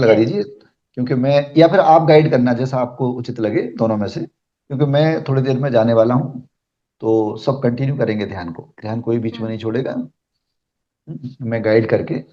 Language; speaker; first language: Hindi; native; Hindi